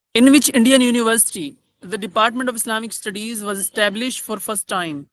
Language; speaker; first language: English; non-native, local second language; Urdu